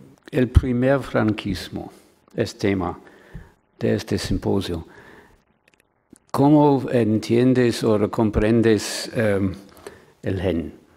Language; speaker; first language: Spanish; non-native, learner; English